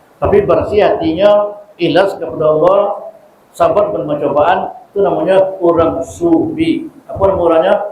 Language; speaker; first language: Malay; non-native, local second language; Minangkabau